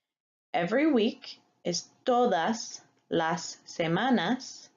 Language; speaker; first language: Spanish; non-native, fluent; English